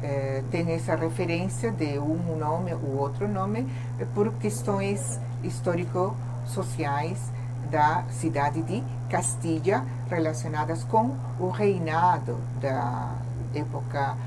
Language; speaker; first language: Portuguese; non-native, fluent; Spanish